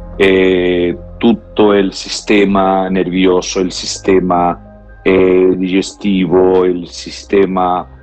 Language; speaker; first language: Italian; non-native, learner; Spanish